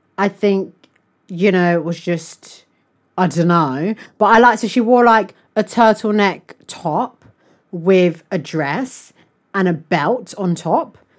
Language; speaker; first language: English; native; English